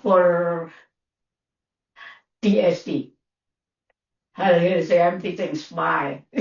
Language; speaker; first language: English; non-native, learner; Indonesian